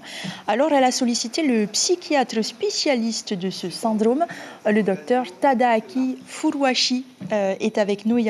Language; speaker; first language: French; native; French